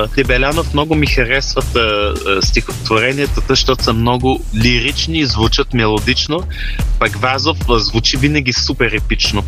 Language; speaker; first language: Bulgarian; early bilingual, heritage; Bulgarian